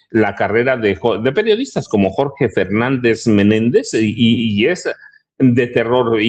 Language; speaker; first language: Spanish; native; Spanish